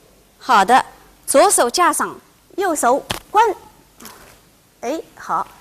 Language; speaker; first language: Chinese; native; Chinese